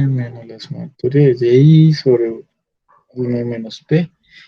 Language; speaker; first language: Spanish; native; Spanish